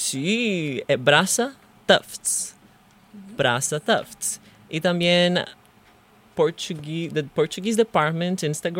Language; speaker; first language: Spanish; non-native, learner; Portuguese